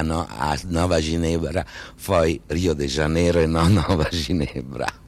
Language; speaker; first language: Portuguese; non-native, fluent; French